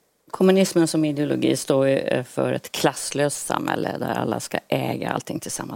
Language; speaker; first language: Swedish; native; Swedish